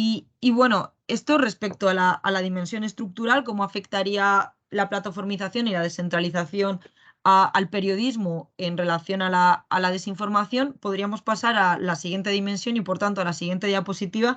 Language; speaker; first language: Spanish; native; Spanish